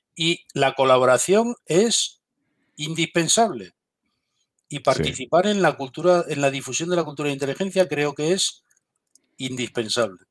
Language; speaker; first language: Spanish; native; Spanish